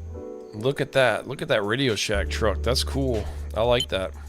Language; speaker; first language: English; native; English